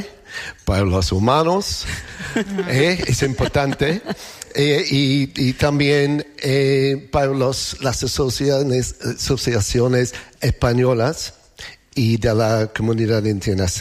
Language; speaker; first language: Spanish; non-native, learner; English